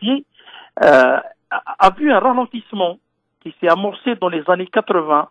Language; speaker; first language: French; non-native, local second language; Kabyle